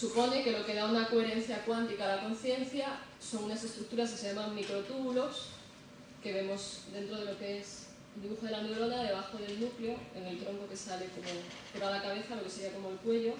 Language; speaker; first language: Spanish; native; Spanish